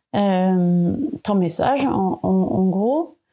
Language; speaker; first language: French; non-native, fluent; Swedish